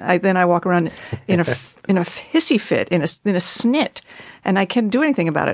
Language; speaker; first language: English; native; English